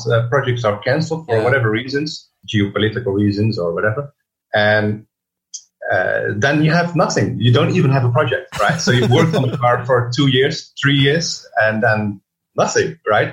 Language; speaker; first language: English; non-native, fluent; Dutch